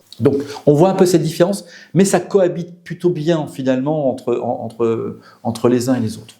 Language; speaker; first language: French; native; French